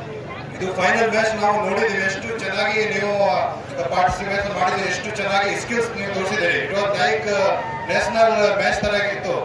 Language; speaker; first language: Kannada; non-native, local second language; Tamil